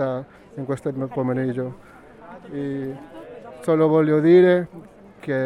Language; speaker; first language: Italian; non-native, learner; Spanish